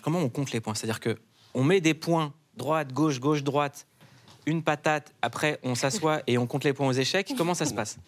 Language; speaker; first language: French; native; French